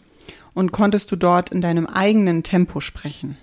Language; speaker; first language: German; native; German